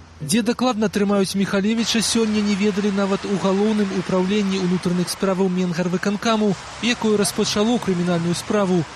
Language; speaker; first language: Belarusian; native; Belarusian